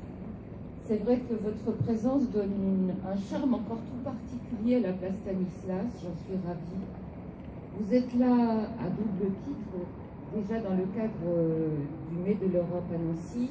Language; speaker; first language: French; native; French